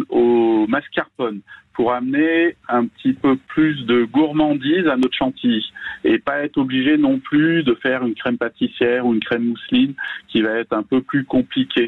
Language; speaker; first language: French; native; French